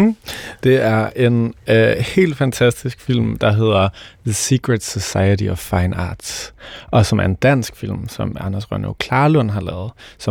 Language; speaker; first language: Danish; native; Danish